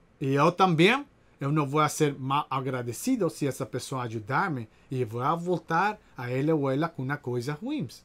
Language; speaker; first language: Portuguese; non-native, learner; Spanish